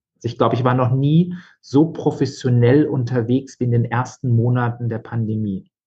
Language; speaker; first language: German; native; German